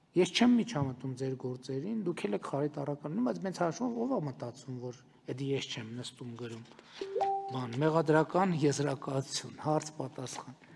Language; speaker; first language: Armenian; native; Armenian